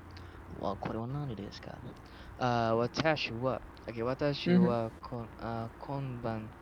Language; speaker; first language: Japanese; non-native, learner; Malay